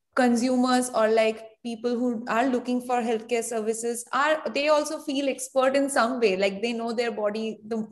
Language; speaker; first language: English; non-native, fluent; Spanish